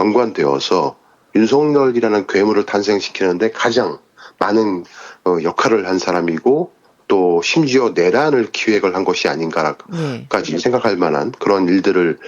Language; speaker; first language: Korean; native; Korean